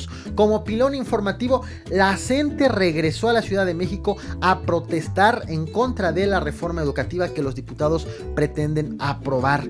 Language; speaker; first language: Spanish; native; Spanish